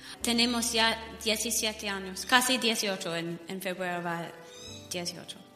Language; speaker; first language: Spanish; non-native, fluent; English